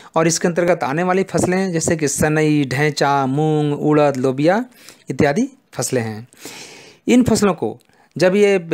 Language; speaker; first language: Hindi; native; Hindi